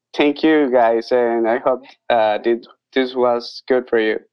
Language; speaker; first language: English; non-native, learner; Spanish